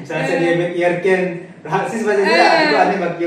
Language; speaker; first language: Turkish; non-native, learner; Indonesian